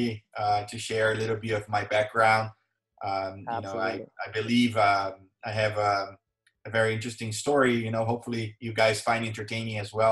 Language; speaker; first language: English; non-native, fluent; Portuguese